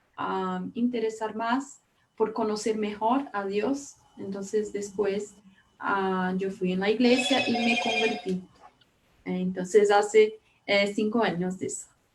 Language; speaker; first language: Spanish; non-native, fluent; Portuguese